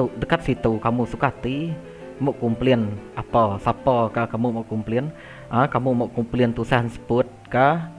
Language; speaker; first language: Malay; non-native, local second language; Iban